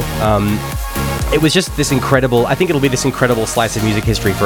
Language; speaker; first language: English; native; English